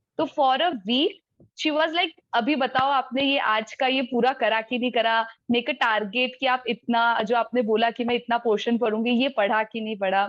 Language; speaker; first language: Hindi; native; Hindi